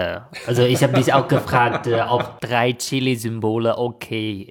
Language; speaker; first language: German; non-native, fluent; Chinese